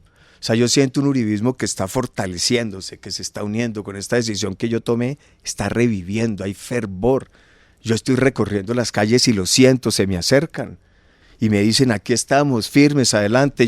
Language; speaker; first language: Spanish; native; Spanish